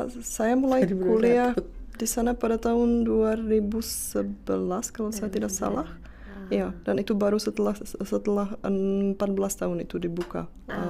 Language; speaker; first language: Indonesian; non-native, fluent; Czech